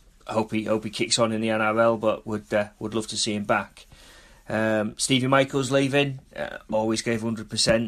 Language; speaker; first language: English; native; English